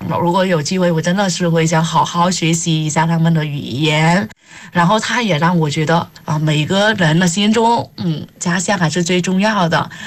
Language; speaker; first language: Chinese; non-native, fluent; Vietnamese